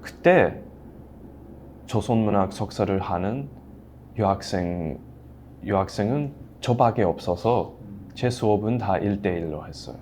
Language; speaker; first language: Korean; non-native, fluent; English